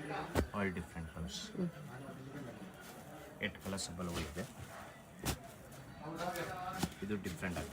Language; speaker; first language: Kannada; non-native, local second language; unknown